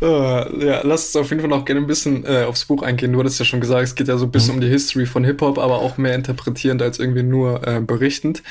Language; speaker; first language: German; native; German